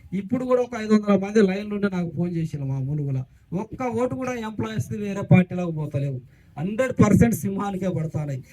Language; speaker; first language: Telugu; non-native, local second language; Koya